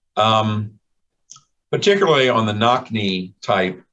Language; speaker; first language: English; native; English